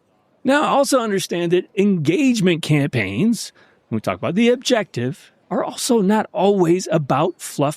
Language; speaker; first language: English; native; English